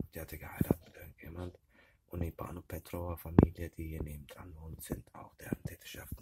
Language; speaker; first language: German; early bilingual, other home language; Turkish